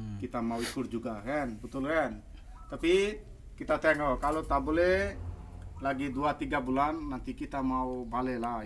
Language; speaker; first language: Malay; non-native, learner; Bangla